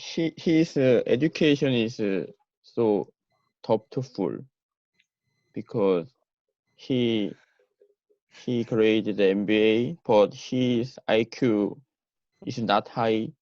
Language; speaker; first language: English; non-native, learner; Korean